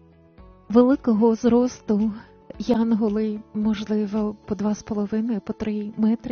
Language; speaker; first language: Ukrainian; native; Ukrainian